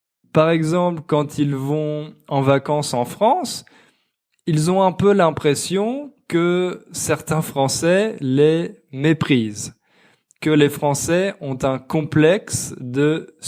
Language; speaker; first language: French; native; French